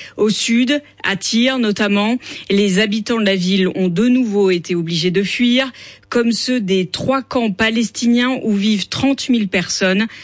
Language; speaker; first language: French; native; French